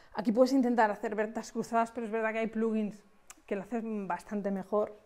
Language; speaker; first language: Spanish; native; Spanish